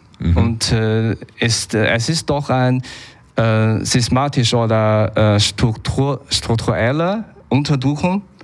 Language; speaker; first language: German; non-native, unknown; Chinese